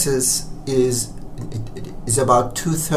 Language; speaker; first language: English; non-native, fluent; Turkish